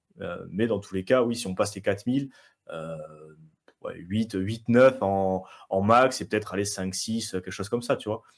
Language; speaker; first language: French; native; French